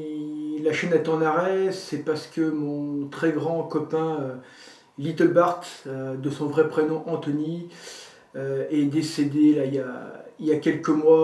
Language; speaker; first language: French; native; French